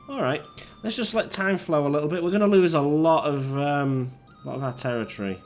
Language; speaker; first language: English; native; English